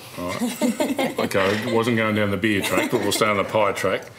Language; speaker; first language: English; native; English